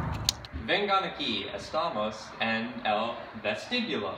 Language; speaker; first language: Spanish; non-native, learner; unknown